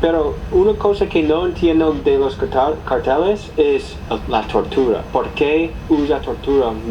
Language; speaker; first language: Spanish; non-native, learner; English